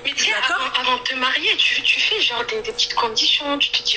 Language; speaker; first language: French; early bilingual, other home language; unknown